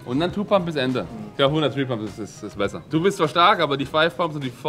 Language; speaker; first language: German; native; German